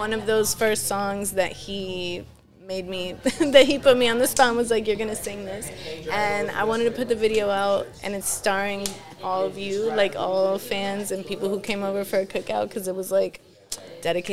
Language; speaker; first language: English; early bilingual, other home language; Spanish